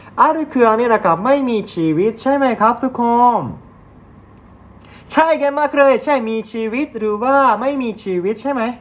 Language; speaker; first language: Thai; non-native, learner; Japanese